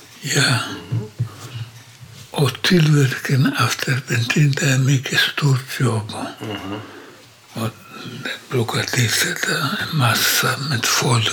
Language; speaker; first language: Swedish; non-native, learner; Polish